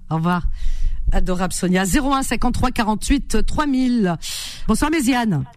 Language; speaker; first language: French; native; French